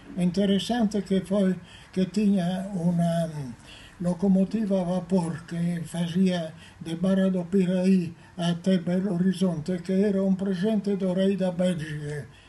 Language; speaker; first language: Portuguese; non-native, fluent; Italian